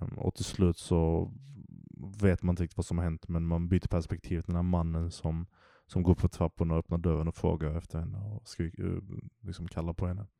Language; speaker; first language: Swedish; early bilingual, other home language; Turkish